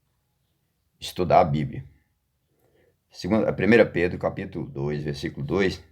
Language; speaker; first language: Portuguese; native; Portuguese